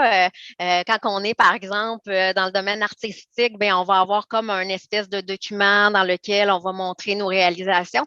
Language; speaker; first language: French; native; French